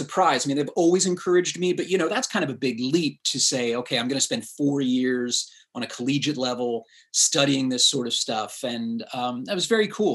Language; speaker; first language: English; native; English